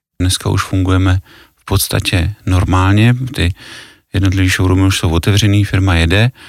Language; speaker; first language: Czech; native; Czech